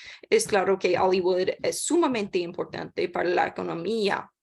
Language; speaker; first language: Spanish; non-native, learner; English